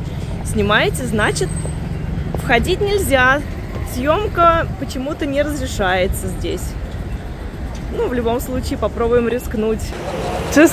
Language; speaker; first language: Russian; native; Russian